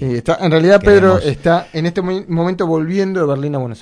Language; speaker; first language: Spanish; native; Spanish